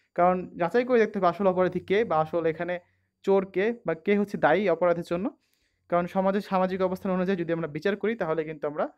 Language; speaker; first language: Bangla; native; Bangla